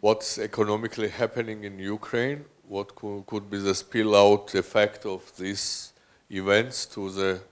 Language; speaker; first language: English; non-native, fluent; Georgian